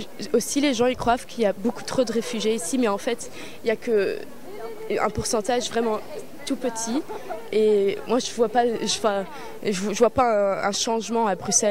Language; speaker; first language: French; non-native, local second language; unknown